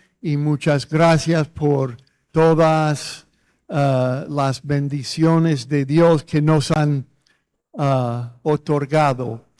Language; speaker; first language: Spanish; non-native, fluent; English